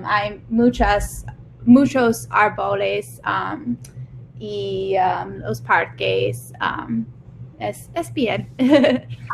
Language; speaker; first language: Spanish; non-native, learner; English